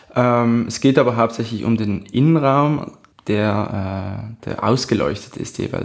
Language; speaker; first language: German; native; German